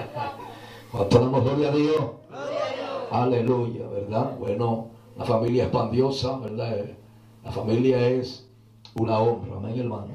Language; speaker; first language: Spanish; native; Spanish